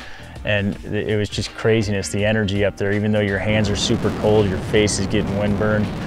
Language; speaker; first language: English; native; English